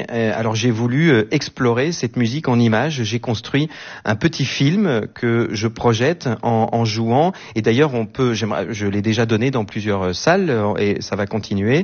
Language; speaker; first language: French; native; French